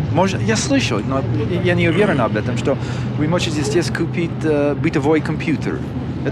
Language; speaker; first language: Russian; non-native, learner; English